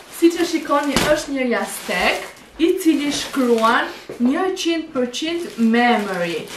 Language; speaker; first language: Albanian; early bilingual, heritage; Albanian